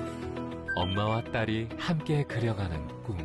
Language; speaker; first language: Korean; native; Korean